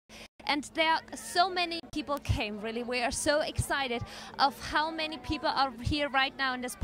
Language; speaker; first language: English; non-native, fluent; German